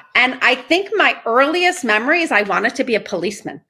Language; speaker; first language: English; early bilingual, other home language; Persian